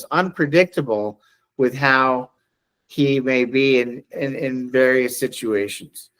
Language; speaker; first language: English; native; English